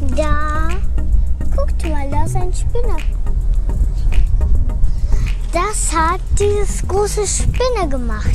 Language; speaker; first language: German; early bilingual, other home language; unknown